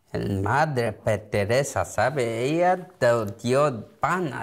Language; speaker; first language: Spanish; non-native, learner; Korean